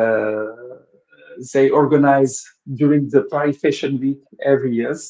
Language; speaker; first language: English; non-native, local second language; Wolof